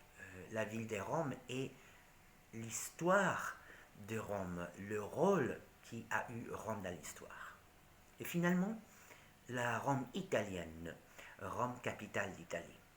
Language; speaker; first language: French; non-native, learner; Italian